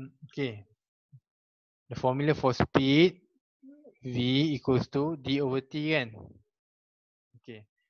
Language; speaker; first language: English; non-native, local second language; Malay